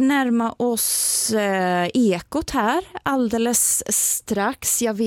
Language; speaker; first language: Swedish; native; Swedish